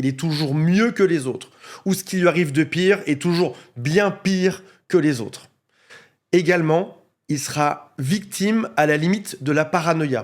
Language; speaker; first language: French; native; French